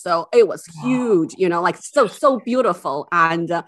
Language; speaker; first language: English; non-native, fluent; Chinese